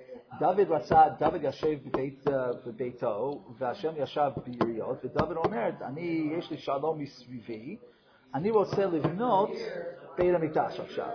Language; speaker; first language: Hebrew; non-native, fluent; English